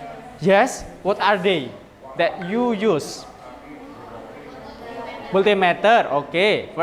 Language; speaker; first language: English; non-native, learner; Indonesian